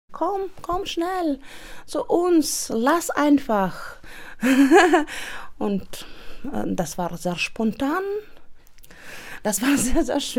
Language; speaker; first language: German; non-native, learner; Russian